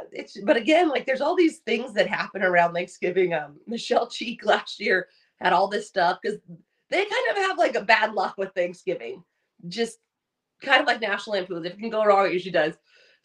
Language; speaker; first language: English; native; English